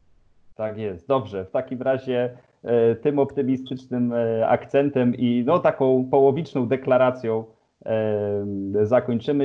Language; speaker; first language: Polish; native; Polish